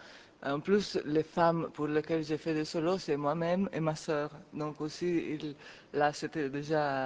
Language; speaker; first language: French; non-native, fluent; Italian